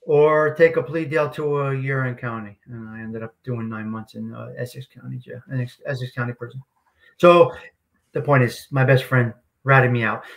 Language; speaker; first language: English; native; English